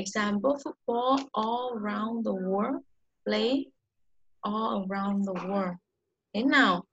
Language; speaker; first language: English; non-native, learner; Vietnamese